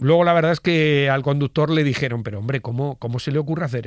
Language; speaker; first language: Spanish; native; Spanish